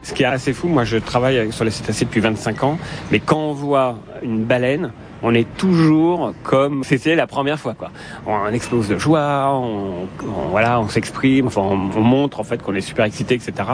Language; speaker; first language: French; native; French